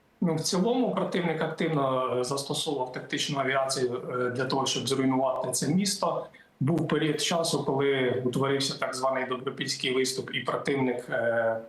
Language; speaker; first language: Ukrainian; native; Ukrainian